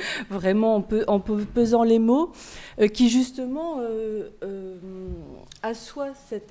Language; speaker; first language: French; native; French